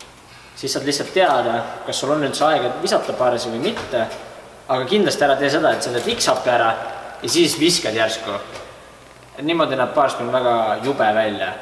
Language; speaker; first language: Estonian; native; Estonian